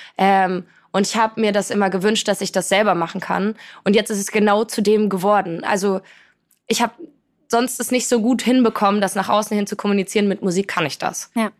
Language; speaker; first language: German; early bilingual, other home language; Polish